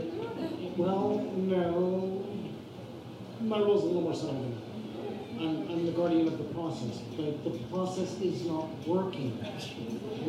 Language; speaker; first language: English; native; English